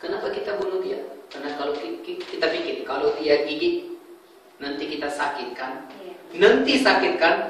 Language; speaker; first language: Indonesian; non-native, fluent; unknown